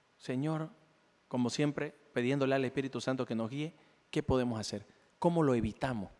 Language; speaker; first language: Spanish; native; Spanish